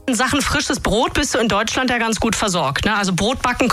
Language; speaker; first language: German; native; German